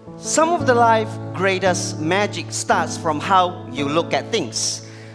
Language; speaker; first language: English; non-native, fluent; Indonesian